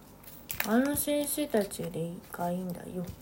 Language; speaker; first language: Japanese; early bilingual, other home language; Korean